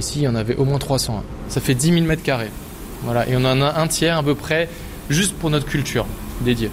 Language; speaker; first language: French; native; French